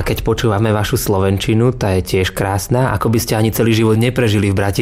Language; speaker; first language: Slovak; native; Slovak